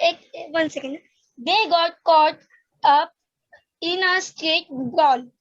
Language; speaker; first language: English; non-native, learner; Hindi